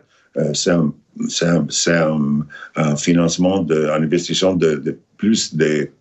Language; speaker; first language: French; non-native, fluent; Italian